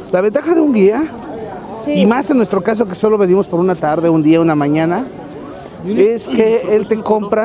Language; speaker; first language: Spanish; native; Spanish